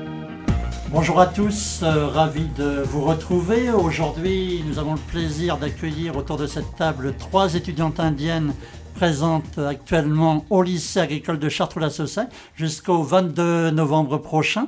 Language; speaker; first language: French; native; French